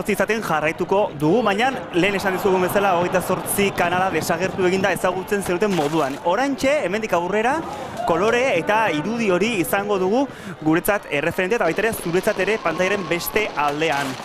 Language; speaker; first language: Basque; native; Basque